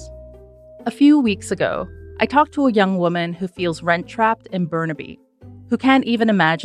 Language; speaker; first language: English; non-native, fluent; Persian